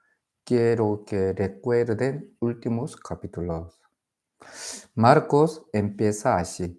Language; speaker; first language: Spanish; non-native, learner; Korean